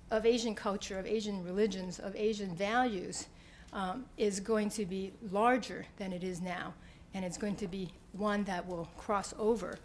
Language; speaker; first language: English; native; English